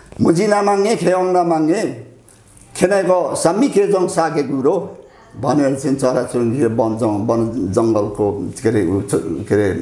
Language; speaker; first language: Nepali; non-native, local second language; Limbu